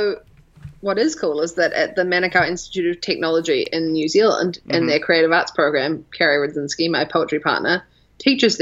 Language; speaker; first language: English; native; English